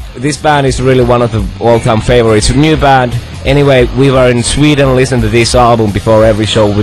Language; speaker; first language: English; non-native, fluent; Finnish